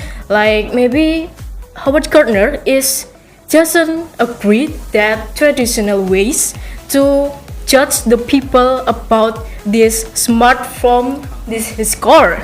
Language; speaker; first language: English; non-native, learner; Indonesian